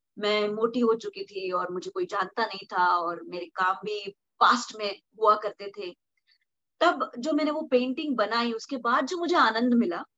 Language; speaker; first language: Hindi; non-native, local second language; Marathi